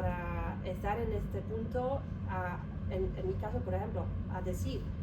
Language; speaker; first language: Spanish; non-native, learner; Polish